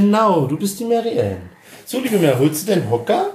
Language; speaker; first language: German; native; German